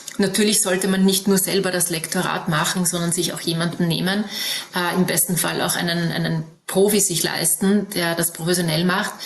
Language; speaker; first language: German; native; German